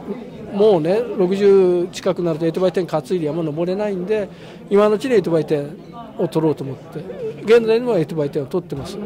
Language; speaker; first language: Japanese; native; Japanese